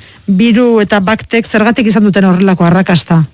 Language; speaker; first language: Basque; native; Basque